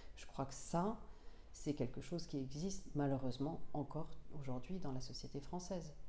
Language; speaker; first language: French; non-native, local second language; Finnish